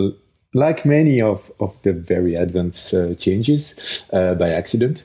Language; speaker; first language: English; non-native, fluent; French